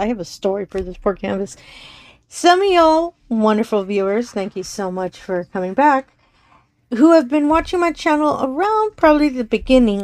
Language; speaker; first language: English; native; English